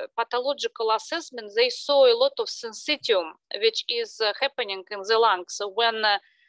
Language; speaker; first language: English; non-native, fluent; Russian